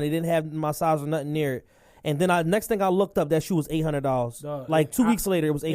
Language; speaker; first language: English; native; English